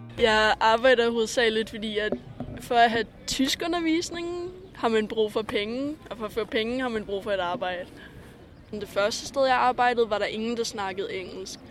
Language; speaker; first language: Danish; native; Danish